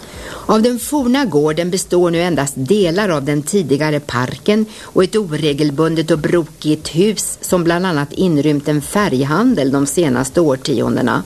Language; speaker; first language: Swedish; native; Swedish